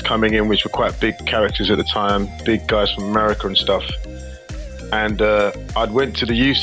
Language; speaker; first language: English; native; English